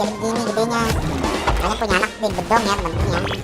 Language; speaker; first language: Indonesian; native; Indonesian